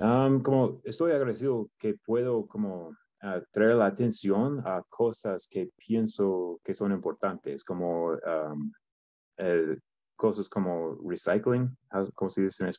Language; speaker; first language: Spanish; non-native, learner; English